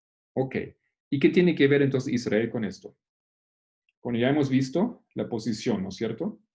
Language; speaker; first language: Spanish; non-native, fluent; Portuguese